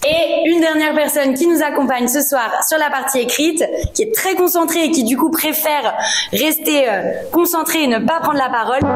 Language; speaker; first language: French; native; French